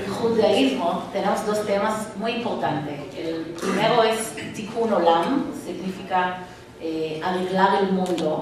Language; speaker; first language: Spanish; non-native, fluent; Hebrew